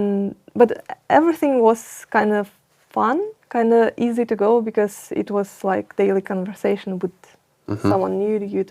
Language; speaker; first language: English; non-native, fluent; Russian